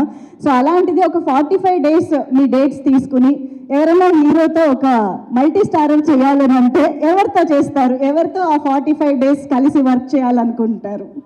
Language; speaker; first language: Telugu; native; Telugu